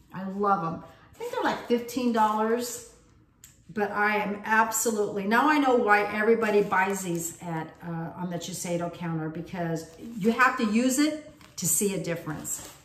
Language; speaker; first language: English; native; English